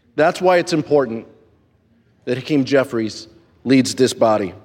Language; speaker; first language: English; non-native, fluent; Spanish